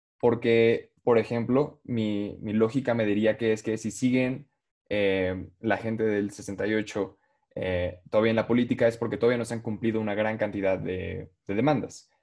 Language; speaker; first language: Spanish; native; Spanish